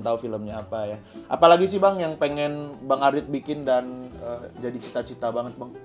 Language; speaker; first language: Indonesian; native; Indonesian